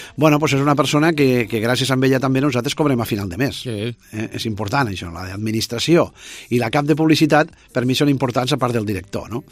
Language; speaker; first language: Catalan; native; Catalan